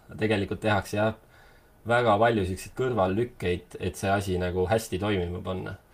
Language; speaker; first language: Estonian; native; Estonian